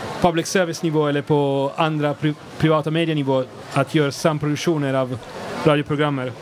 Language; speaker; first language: Swedish; non-native, fluent; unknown